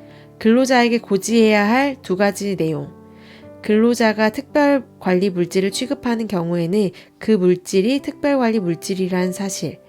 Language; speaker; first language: Korean; native; Korean